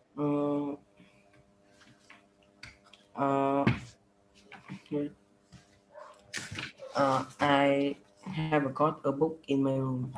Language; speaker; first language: English; non-native, learner; Vietnamese